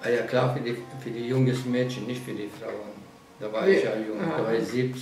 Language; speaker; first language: German; non-native, fluent; Slovenian